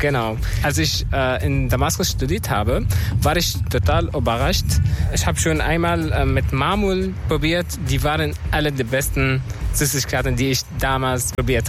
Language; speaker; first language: German; non-native, fluent; Arabic